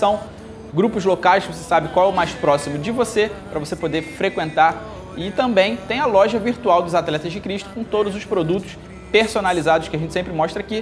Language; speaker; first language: Portuguese; native; Portuguese